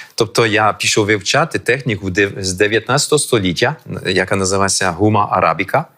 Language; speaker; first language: Ukrainian; early bilingual, heritage; French